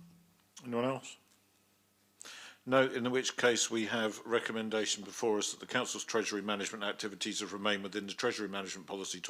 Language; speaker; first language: English; native; English